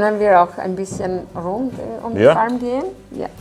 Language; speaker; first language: German; non-native, learner; Albanian